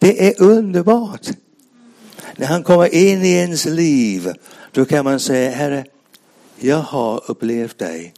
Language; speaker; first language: Swedish; non-native, fluent; English